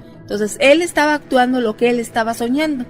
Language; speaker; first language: Spanish; native; Spanish